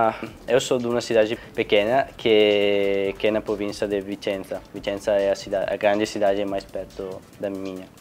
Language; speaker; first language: Portuguese; non-native, fluent; Italian